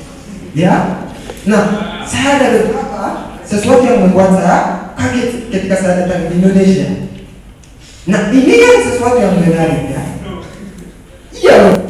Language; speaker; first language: Indonesian; non-native, fluent; Ganda